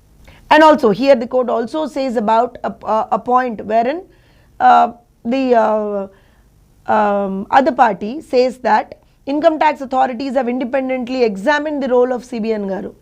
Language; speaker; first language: English; non-native, local second language; Telugu